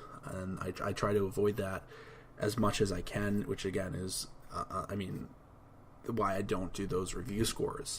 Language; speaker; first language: English; native; English